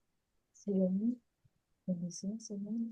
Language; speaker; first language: Spanish; native; Spanish